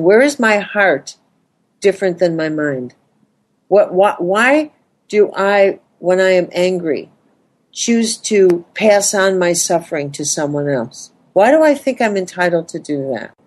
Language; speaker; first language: English; native; English